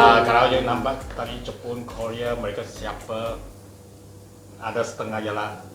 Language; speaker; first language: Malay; non-native, local second language; Chinese